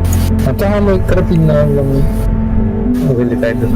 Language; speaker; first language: Russian; non-native, local second language; Yakut